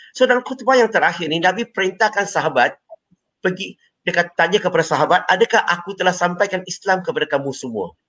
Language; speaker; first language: Malay; non-native, local second language; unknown